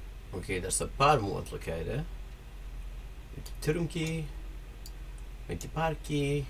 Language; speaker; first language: Dutch; non-native, learner; English